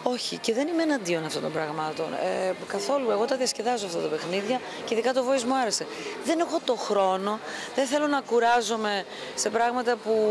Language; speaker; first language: Greek; native; Greek